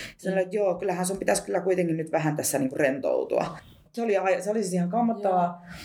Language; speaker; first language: Finnish; early bilingual, other home language; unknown